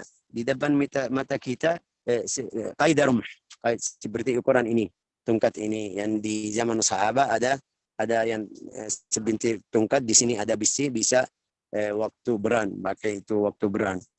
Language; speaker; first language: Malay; non-native, fluent; Arabic